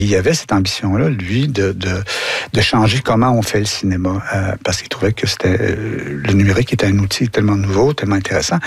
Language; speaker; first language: French; native; French